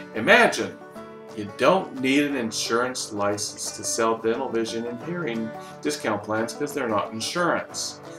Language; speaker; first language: English; native; English